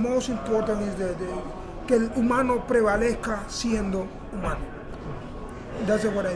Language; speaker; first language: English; non-native, learner; Spanish